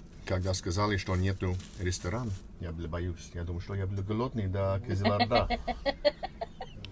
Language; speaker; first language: Russian; non-native, learner; English